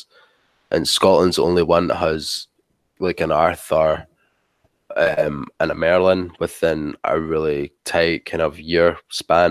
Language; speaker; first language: English; native; English